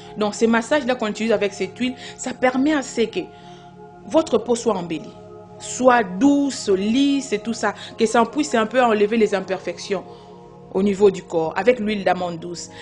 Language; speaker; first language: French; non-native, local second language; Lingala